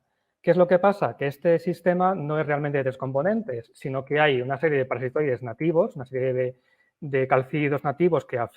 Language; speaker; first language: Spanish; native; Spanish